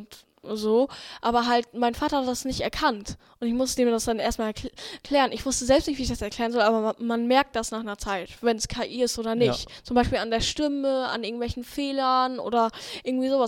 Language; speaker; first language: German; native; German